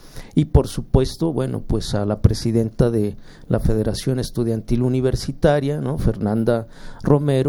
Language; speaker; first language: Spanish; native; Spanish